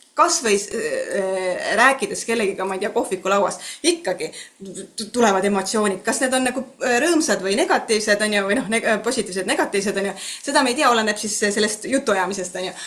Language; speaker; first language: Estonian; native; Estonian